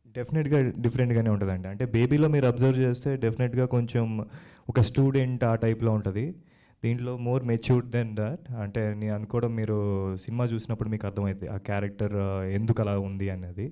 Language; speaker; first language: Telugu; native; Telugu